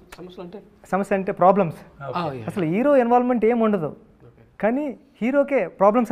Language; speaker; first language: Telugu; native; Telugu